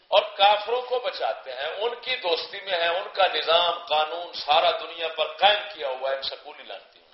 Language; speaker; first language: Urdu; non-native, local second language; Punjabi